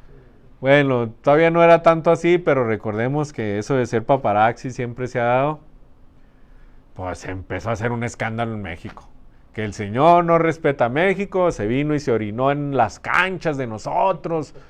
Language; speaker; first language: Spanish; native; Spanish